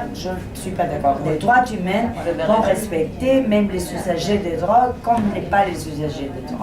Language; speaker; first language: French; non-native, fluent; Spanish